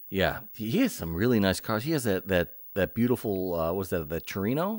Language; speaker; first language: English; native; English